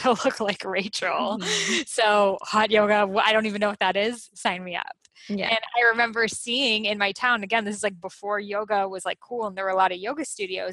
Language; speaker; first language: English; early bilingual, other home language; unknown